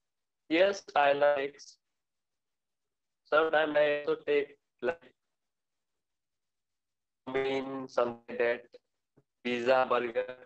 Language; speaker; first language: English; non-native, learner; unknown